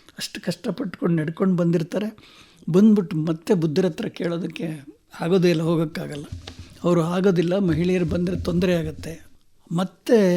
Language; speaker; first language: Kannada; native; Kannada